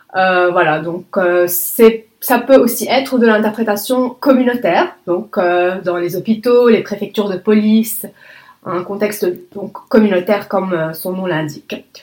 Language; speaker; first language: French; non-native, local second language; Arabic